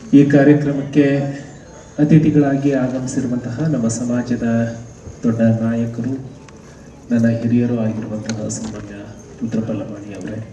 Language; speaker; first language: Kannada; non-native, local second language; Lambadi